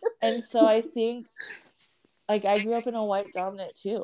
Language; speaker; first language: English; native; English